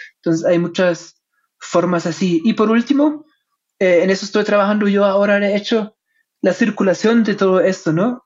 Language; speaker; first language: Spanish; non-native, fluent; German